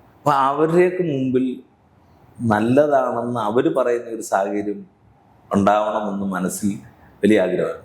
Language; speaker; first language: Malayalam; native; Malayalam